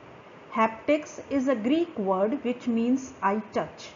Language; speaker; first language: English; non-native, local second language; Hindi